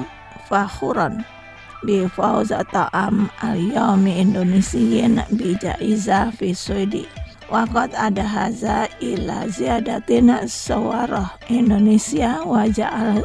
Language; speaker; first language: Arabic; non-native, fluent; Indonesian